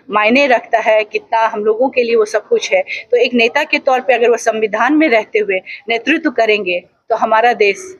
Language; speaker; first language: Hindi; native; Hindi